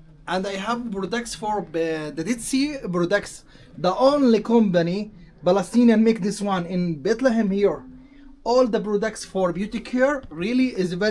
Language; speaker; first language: English; non-native, learner; Arabic